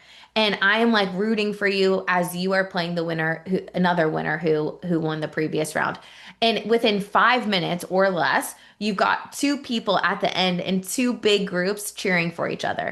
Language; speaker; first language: English; native; English